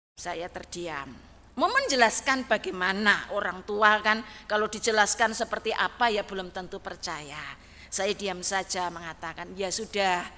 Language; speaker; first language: Indonesian; non-native, local second language; Javanese